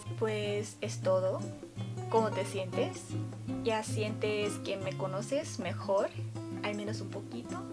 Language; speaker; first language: Spanish; non-native, fluent; Korean